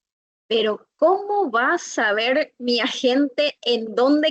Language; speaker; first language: Spanish; native; Spanish